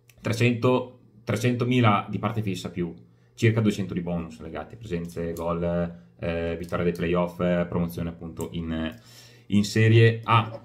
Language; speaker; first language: Italian; native; Italian